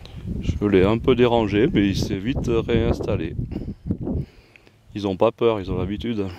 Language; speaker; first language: French; native; French